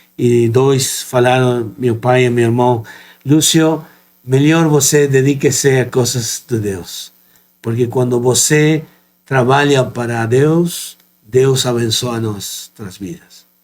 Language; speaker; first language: Portuguese; non-native, fluent; Spanish